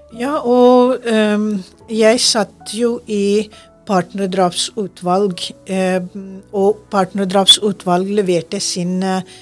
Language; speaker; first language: Norwegian; non-native, fluent; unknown